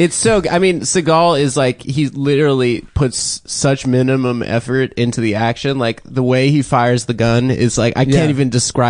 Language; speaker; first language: English; native; English